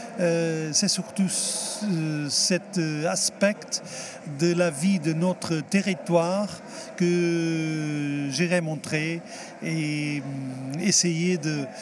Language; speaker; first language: French; non-native, fluent; Portuguese